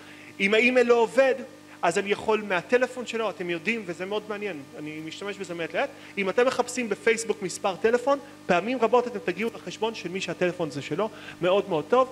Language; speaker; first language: Hebrew; native; Hebrew